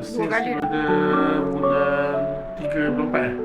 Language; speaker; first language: Malay; native; Malay